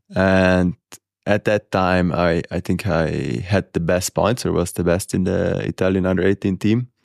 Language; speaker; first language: English; non-native, fluent; Italian